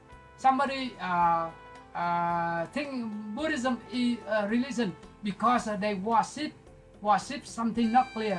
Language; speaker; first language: English; non-native, local second language; Vietnamese